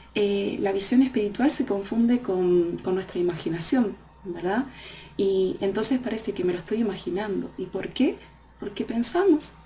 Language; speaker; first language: Spanish; native; Spanish